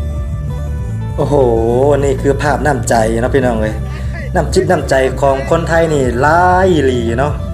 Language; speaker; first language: Thai; non-native, local second language; Northeastern Thai